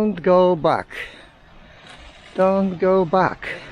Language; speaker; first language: English; non-native, fluent; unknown